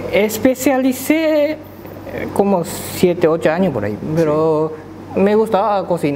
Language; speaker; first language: Spanish; non-native, local second language; Japanese